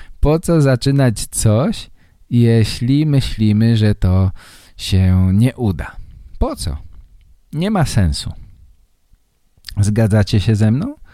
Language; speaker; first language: Polish; native; Polish